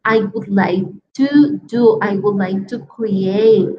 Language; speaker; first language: English; non-native, fluent; Spanish